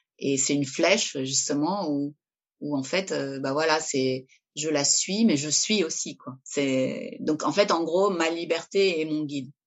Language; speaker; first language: French; early bilingual, other home language; Spanish